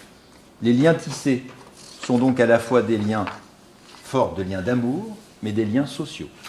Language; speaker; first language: French; native; French